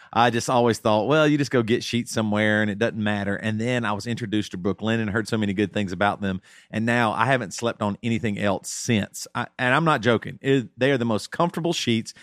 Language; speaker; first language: English; native; English